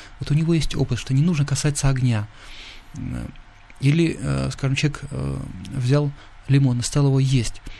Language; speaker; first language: Russian; native; Russian